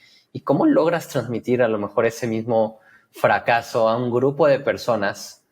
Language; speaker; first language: Spanish; native; Spanish